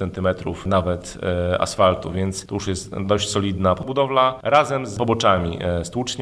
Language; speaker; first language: Polish; native; Polish